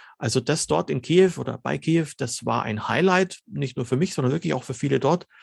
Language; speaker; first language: German; early bilingual, other home language; Slovenian